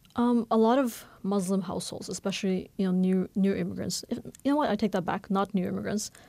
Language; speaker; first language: English; non-native, fluent; Norwegian